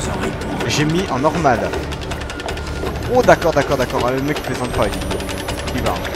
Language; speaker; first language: French; native; French